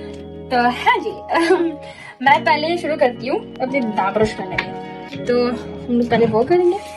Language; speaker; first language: Hindi; early bilingual, heritage; Hindi